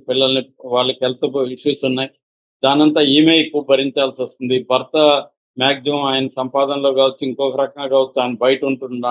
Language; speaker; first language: Telugu; native; Telugu